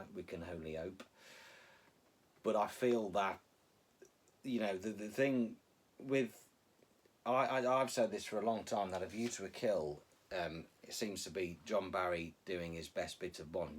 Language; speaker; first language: English; native; English